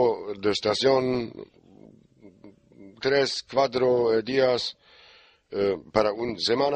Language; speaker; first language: Spanish; non-native, learner; German